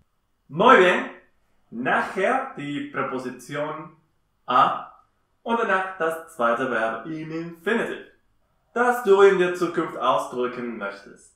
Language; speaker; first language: German; non-native, fluent; Spanish